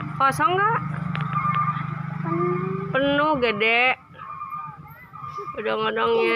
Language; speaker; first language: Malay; non-native, local second language; Sundanese